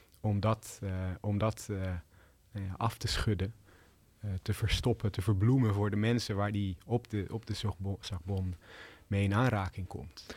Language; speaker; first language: Dutch; native; Dutch